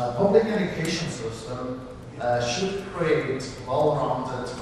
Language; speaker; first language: English; non-native, fluent; Swiss German